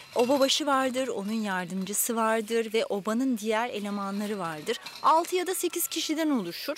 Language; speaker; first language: Turkish; native; Turkish